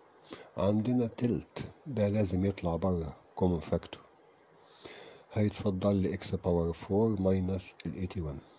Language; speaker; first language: Arabic; native; Arabic